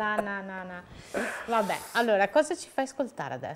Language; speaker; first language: Italian; native; Italian